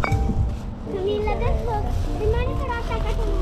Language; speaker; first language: Italian; early bilingual, other home language; Filipino